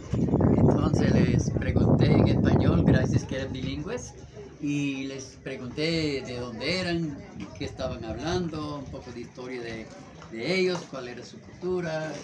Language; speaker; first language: Spanish; non-native, fluent; English